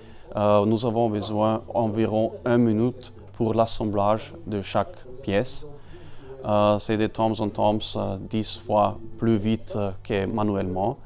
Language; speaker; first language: French; non-native, fluent; German